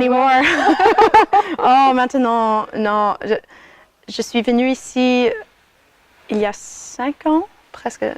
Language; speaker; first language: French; non-native, fluent; English